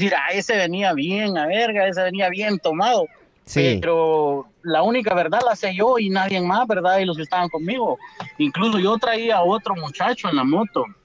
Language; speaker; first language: Spanish; native; Spanish